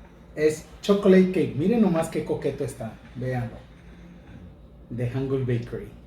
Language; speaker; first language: Spanish; native; Spanish